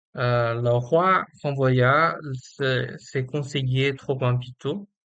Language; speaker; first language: French; non-native, learner; Chinese